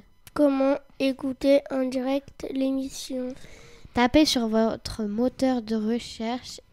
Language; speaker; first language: French; native; French